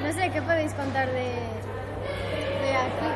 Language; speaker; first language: Spanish; native; Spanish